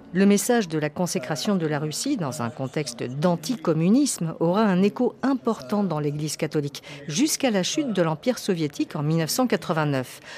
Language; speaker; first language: French; native; French